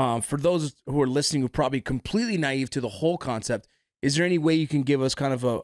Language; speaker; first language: English; native; English